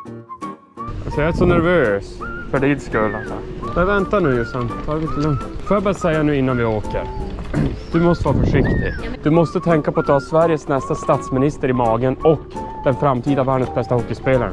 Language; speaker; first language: Swedish; native; Swedish